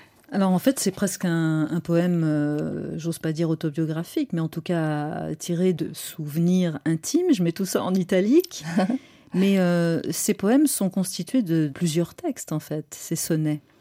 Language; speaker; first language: French; native; French